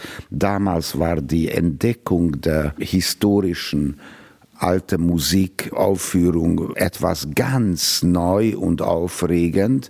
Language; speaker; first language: German; non-native, fluent; Hungarian